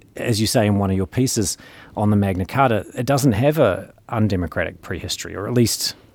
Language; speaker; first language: English; native; English